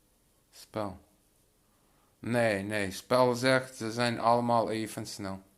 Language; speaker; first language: Dutch; non-native, local second language; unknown